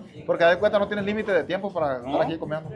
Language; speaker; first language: Spanish; native; Spanish